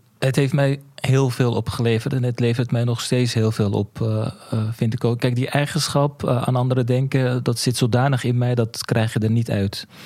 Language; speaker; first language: Dutch; early bilingual, other home language; Turkish